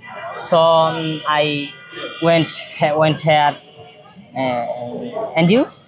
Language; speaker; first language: English; non-native, learner; Bangla